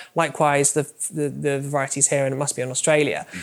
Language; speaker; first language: English; native; English